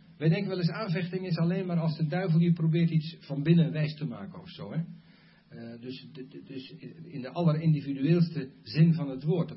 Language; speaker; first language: Dutch; native; Dutch